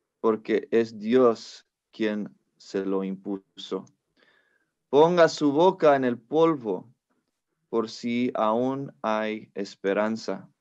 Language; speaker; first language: Spanish; non-native, fluent; English